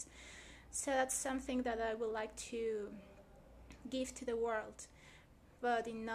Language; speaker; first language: English; non-native, fluent; Spanish